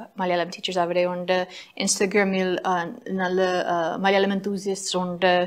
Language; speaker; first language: Malayalam; non-native, fluent; English